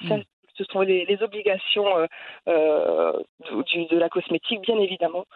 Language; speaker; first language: French; native; French